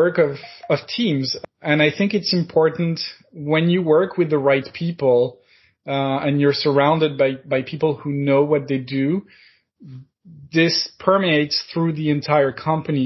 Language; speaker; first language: English; non-native, fluent; French